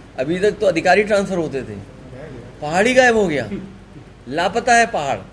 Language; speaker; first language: Hindi; native; Hindi